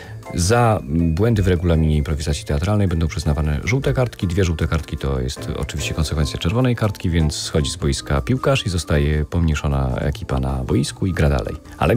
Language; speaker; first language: Polish; native; Polish